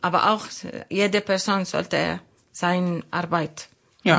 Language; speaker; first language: German; non-native, learner; Arabic